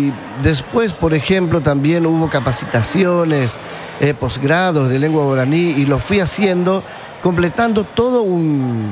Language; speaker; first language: Spanish; non-native, local second language; Guarani